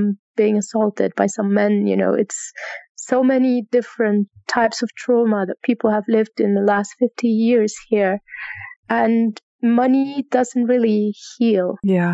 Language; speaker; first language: English; non-native, fluent; Spanish